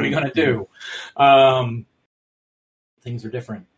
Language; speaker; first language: English; native; English